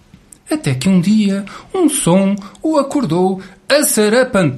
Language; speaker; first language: Portuguese; native; Portuguese